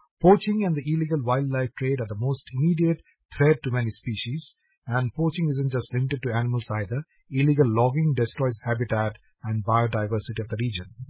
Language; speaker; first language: English; non-native, local second language; Bangla